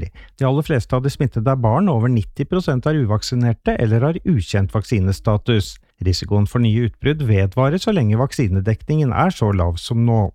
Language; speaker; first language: Norwegian; native; Norwegian